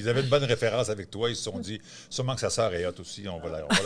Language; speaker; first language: French; native; French